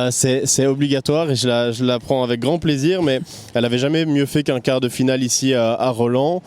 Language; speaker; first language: French; native; French